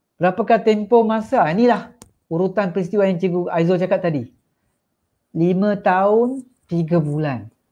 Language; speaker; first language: Malay; non-native, local second language; Tamil